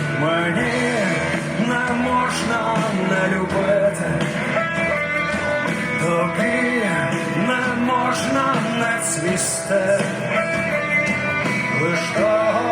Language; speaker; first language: Ukrainian; native; Ukrainian